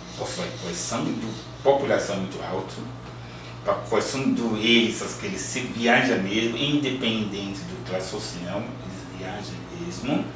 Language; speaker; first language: Portuguese; non-native, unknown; Yoruba